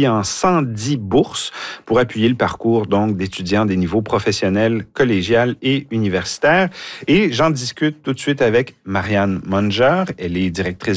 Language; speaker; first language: French; native; French